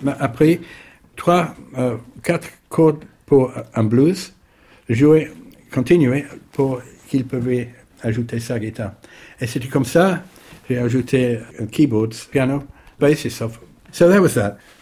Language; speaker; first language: French; non-native, learner; English